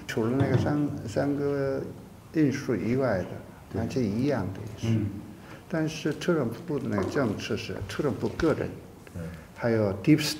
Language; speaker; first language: Chinese; non-native, fluent; Korean